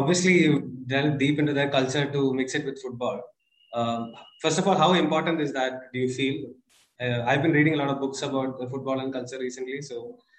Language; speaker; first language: English; non-native, local second language; Malayalam